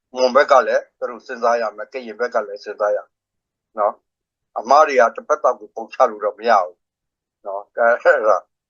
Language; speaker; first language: Burmese; non-native, local second language; S'gaw Karen